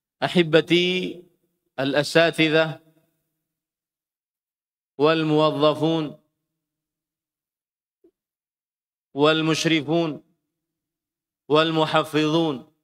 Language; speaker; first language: Arabic; non-native, fluent; Indonesian